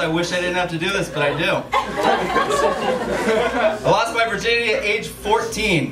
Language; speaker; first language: English; native; English